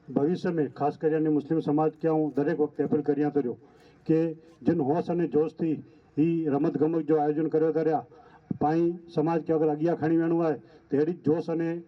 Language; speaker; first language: Gujarati; non-native, local second language; Kachhi